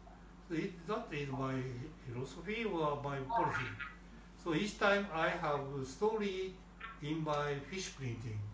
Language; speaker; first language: English; non-native, learner; Japanese